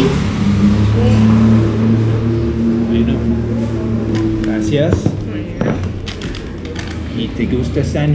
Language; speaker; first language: Spanish; non-native, learner; English